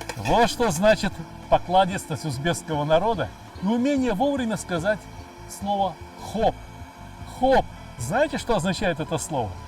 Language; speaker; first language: Russian; native; Russian